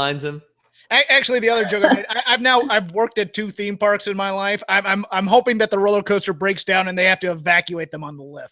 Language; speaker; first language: English; native; English